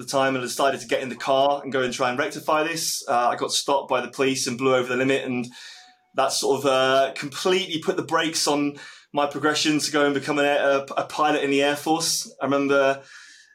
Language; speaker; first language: English; native; English